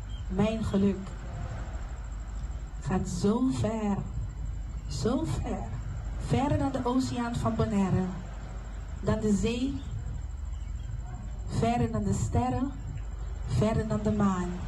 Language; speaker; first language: Dutch; non-native, local second language; Papiamento